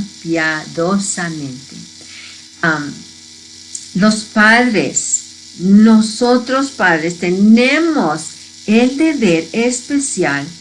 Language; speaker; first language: Spanish; early bilingual, heritage; Spanish